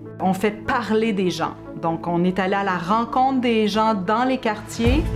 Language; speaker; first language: French; native; French